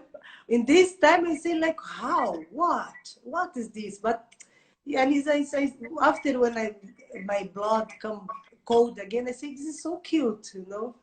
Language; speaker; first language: English; non-native, learner; Portuguese